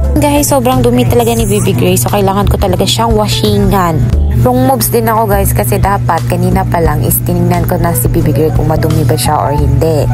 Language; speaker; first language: Filipino; non-native, local second language; Cebuano